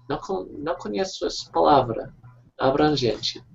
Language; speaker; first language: Portuguese; non-native, fluent; English